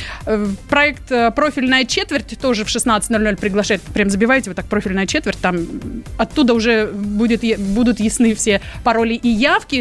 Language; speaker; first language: Russian; native; Russian